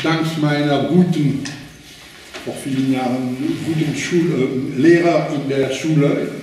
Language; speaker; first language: German; non-native, learner; French